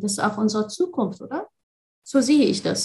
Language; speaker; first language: German; non-native, fluent; Arabic